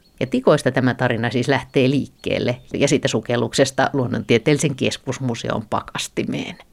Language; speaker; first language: Finnish; native; Finnish